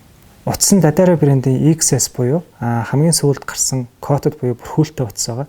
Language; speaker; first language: Mongolian; native; Mongolian